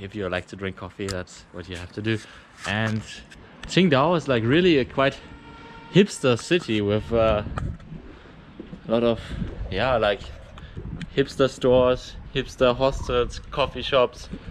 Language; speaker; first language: English; non-native, fluent; German